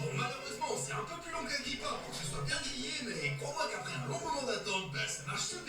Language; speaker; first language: French; native; French